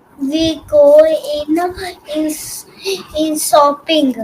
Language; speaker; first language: English; non-native, learner; Hindi